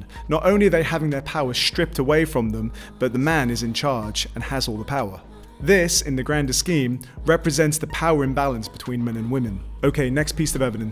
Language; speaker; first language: English; native; English